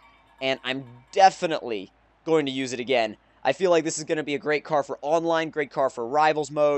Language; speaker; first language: English; native; English